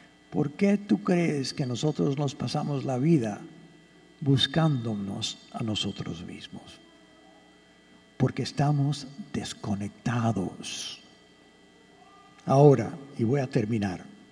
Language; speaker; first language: Spanish; early bilingual, heritage; Spanish